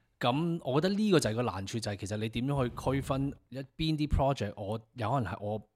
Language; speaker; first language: Cantonese; early bilingual, heritage; Cantonese